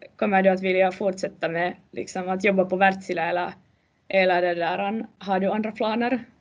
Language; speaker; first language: Swedish; native; Swedish